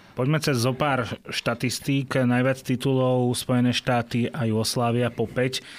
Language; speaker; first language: Slovak; native; Slovak